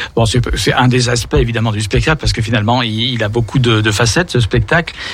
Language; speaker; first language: French; native; French